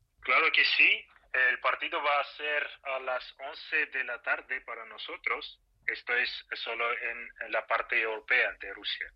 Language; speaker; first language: Spanish; non-native, fluent; Russian